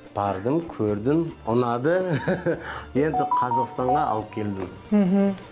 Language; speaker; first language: Kazakh; non-native, local second language; Kurdish